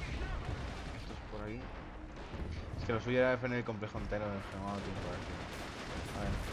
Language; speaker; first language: Spanish; native; Spanish